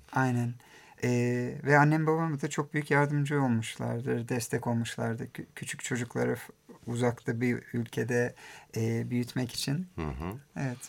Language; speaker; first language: Turkish; early bilingual, heritage; Turkish